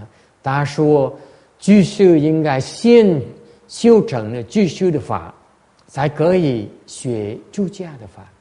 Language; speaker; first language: Chinese; non-native, learner; Vietnamese